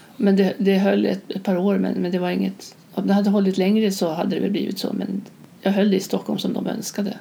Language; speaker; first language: Swedish; native; Swedish